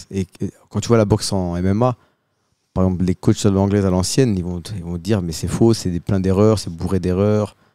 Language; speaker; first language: French; native; French